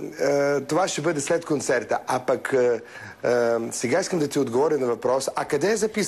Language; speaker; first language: Bulgarian; early bilingual, heritage; Russian